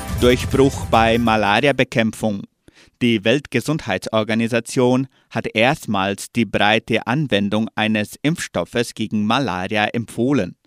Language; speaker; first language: German; native; German